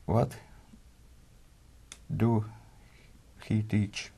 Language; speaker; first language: English; non-native, learner; Latvian